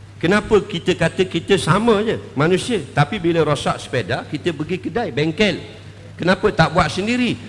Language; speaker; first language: Malay; native; Malay